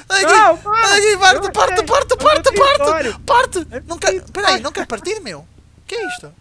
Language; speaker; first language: Portuguese; native; Portuguese